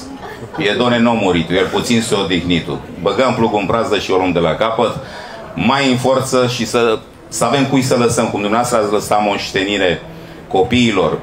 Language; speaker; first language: Romanian; native; Romanian